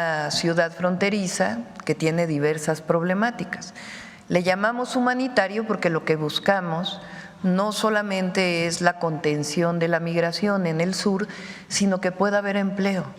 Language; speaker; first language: Spanish; native; Spanish